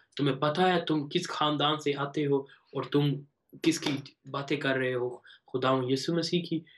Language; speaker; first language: Urdu; native; Urdu